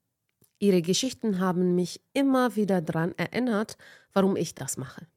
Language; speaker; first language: German; non-native, fluent; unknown